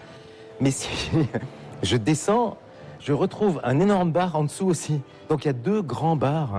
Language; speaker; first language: French; native; French